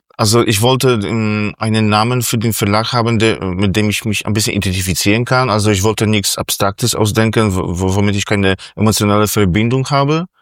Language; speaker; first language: German; non-native, fluent; Polish